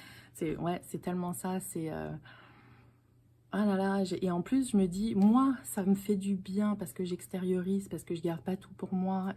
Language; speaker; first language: French; native; French